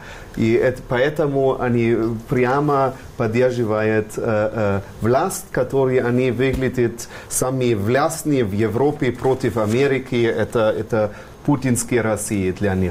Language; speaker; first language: Russian; non-native, fluent; German